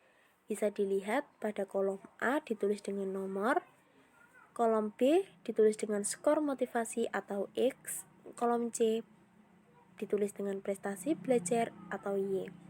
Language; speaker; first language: Indonesian; native; Indonesian